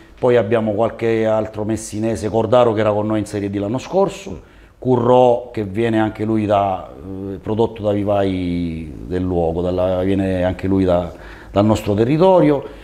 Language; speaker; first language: Italian; native; Italian